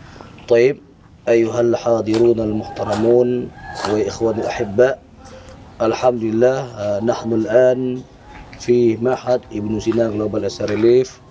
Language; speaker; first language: Arabic; non-native, fluent; Indonesian